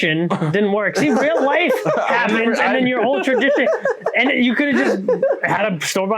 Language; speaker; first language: English; native; English